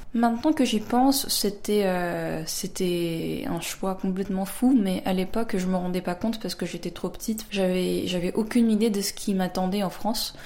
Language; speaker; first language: French; early bilingual, other home language; Korean